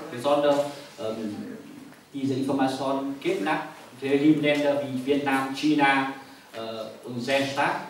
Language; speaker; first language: German; non-native, learner; Vietnamese